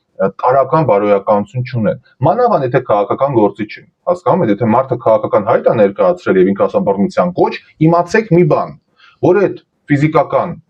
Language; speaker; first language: Armenian; early bilingual, heritage; Armenian